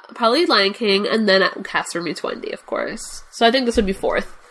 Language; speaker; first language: English; non-native, fluent; Spanish